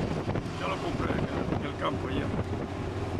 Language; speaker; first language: Spanish; native; Spanish